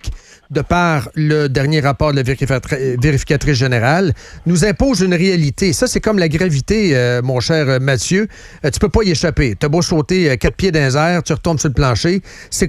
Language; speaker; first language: French; native; French